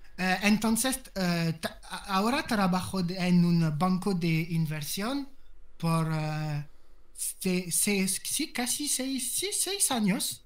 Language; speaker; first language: Spanish; non-native, learner; French